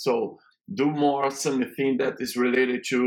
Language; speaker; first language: English; non-native, learner; Portuguese